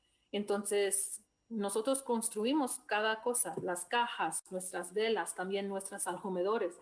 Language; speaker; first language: Spanish; non-native, fluent; English